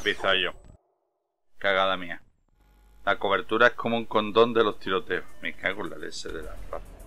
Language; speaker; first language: Spanish; native; Spanish